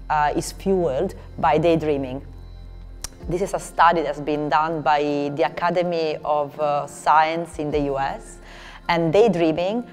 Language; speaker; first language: English; non-native, fluent; Italian